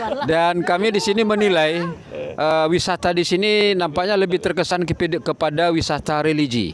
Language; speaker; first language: Indonesian; non-native, local second language; Minangkabau